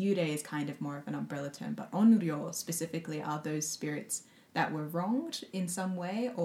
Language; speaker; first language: English; native; English